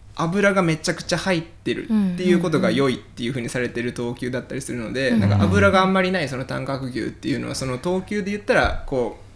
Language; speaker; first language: Japanese; native; Japanese